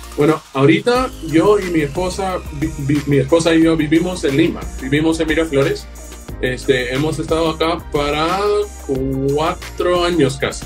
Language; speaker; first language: Spanish; non-native, fluent; English